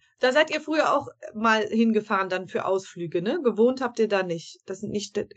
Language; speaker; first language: German; native; German